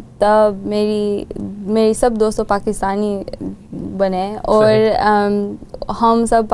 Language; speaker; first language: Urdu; non-native, learner; Gujarati